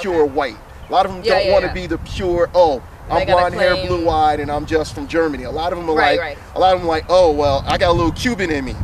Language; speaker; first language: English; native; English